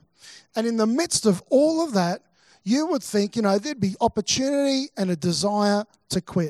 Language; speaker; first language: English; native; English